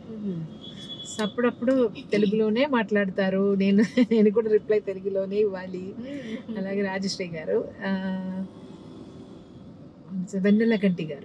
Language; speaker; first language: Telugu; non-native, local second language; Malayalam